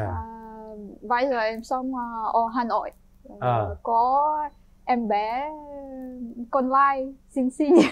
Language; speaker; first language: Vietnamese; non-native, fluent; Ukrainian